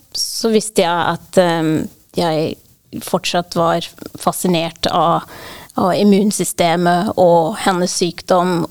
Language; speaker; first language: Norwegian; non-native, fluent; English